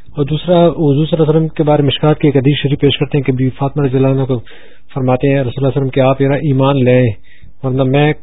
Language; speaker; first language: Urdu; non-native, local second language; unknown